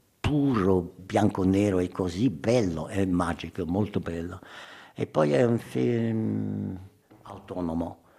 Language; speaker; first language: Italian; early bilingual, heritage; German